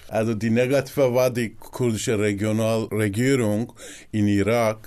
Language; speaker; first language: German; non-native, learner; Kurdish